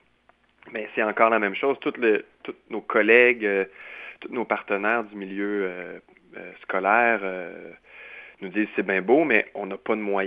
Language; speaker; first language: French; native; French